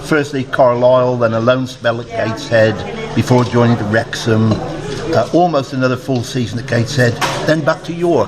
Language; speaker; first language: English; native; English